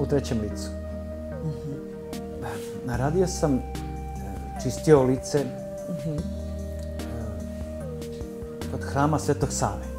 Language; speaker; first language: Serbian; early bilingual, other home language; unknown